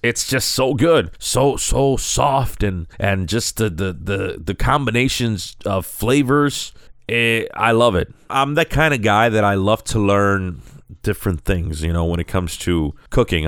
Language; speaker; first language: English; early bilingual, other home language; Spanish